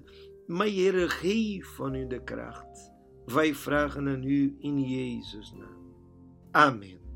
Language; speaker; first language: Dutch; non-native, learner; Portuguese